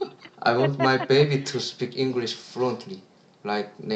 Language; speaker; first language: English; non-native, learner; Korean